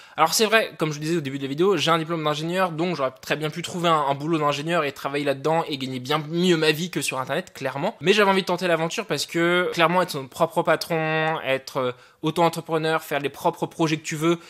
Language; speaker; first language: French; native; French